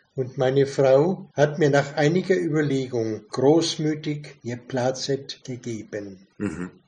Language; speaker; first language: German; native; German